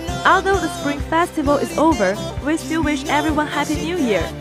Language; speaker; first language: English; non-native, learner; Chinese